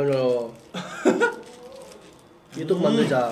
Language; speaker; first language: Korean; non-native, learner; Indonesian